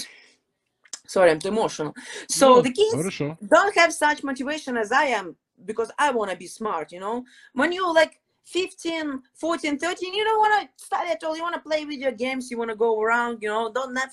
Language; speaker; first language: English; non-native, fluent; Ukrainian